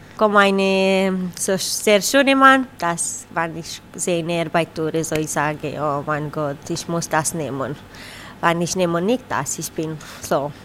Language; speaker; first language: German; non-native, learner; Romanian